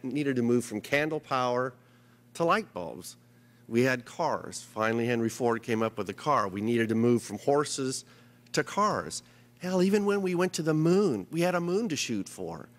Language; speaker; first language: English; native; English